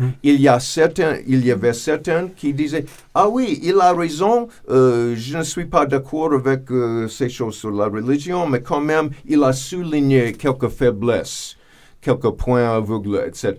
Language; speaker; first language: French; non-native, fluent; English